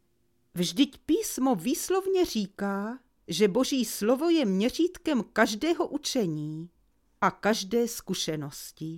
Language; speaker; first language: Czech; native; Czech